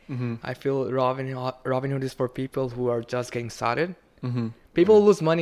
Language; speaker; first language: English; non-native, local second language; Bangla